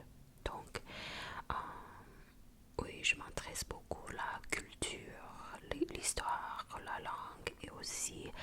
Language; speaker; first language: French; non-native, fluent; Japanese